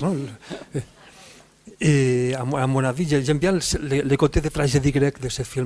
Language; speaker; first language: French; non-native, fluent; Spanish